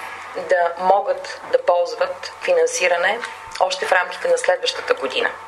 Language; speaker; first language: Bulgarian; native; Bulgarian